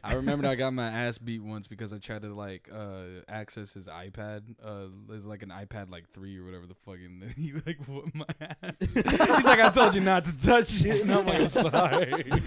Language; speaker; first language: English; early bilingual, other home language; Spanish